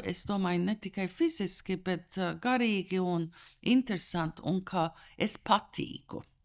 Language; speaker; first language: Latvian; early bilingual, heritage; Latvian